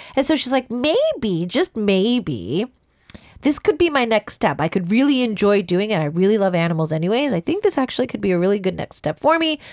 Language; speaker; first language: English; early bilingual, other home language; Korean